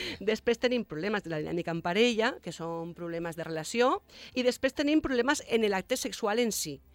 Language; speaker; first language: Catalan; non-native, local second language; Spanish